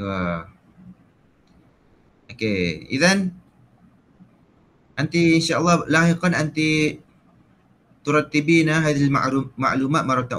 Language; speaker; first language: Arabic; non-native, fluent; Malay